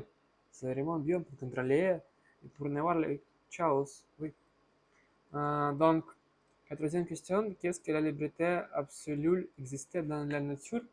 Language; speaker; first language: French; non-native, learner; Russian